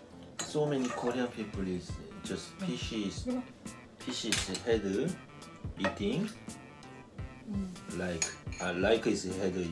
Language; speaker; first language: English; non-native, learner; Korean